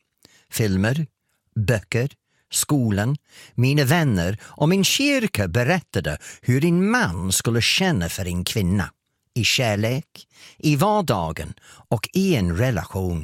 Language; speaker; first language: Swedish; non-native, fluent; English